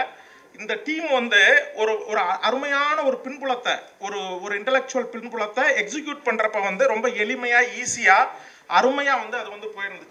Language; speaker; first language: Tamil; native; Tamil